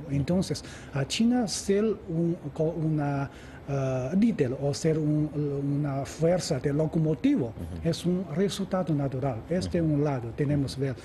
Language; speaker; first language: Spanish; non-native, fluent; Chinese